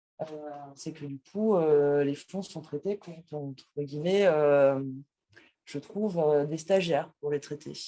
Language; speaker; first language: French; native; French